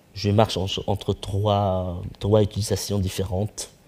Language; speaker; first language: French; non-native, local second language; Arabic